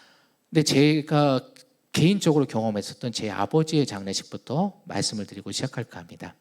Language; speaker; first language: Korean; native; Korean